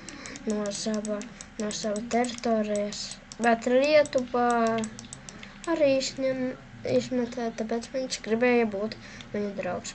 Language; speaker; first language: Latvian; non-native, local second language; Russian